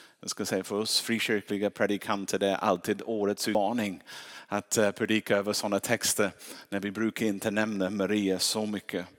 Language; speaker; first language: Swedish; non-native, fluent; English